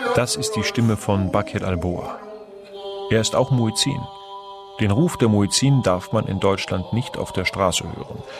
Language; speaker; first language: German; non-native, fluent; Persian